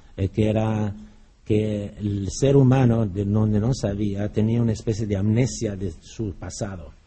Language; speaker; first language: Spanish; non-native, fluent; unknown